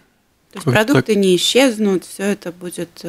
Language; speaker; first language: Russian; native; Russian